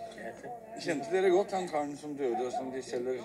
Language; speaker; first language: Norwegian; native; Norwegian